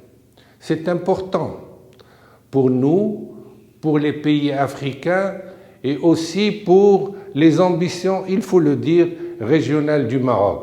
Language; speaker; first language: French; non-native, local second language; Arabic